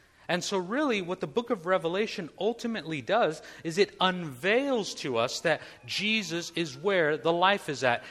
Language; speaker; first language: English; native; English